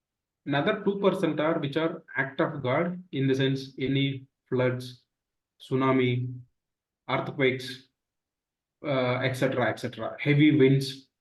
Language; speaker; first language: English; non-native, local second language; Telugu